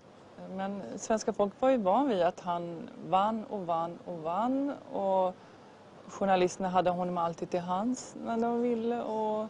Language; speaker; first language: Swedish; native; Swedish